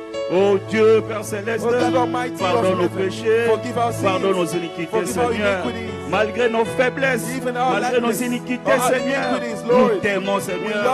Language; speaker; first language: French; non-native, local second language; Lingala